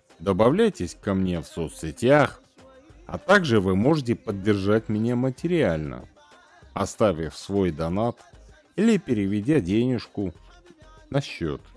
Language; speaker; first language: Russian; native; Russian